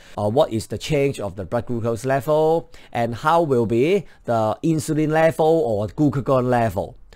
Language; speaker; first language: English; non-native, local second language; Cantonese